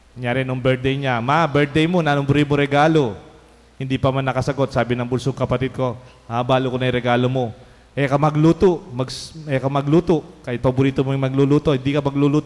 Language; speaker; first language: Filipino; non-native, local second language; Pampanga